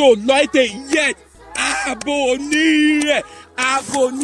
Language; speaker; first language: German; non-native, learner; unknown